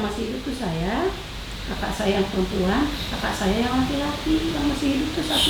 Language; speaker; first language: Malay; non-native, local second language; Sundanese